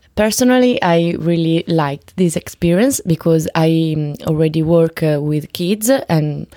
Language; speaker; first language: English; non-native, learner; Italian